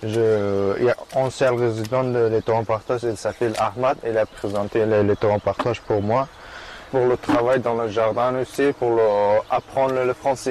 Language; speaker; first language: French; non-native, learner; Persian